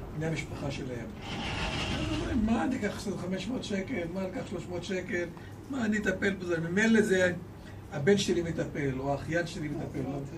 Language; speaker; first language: Hebrew; non-native, local second language; Arabic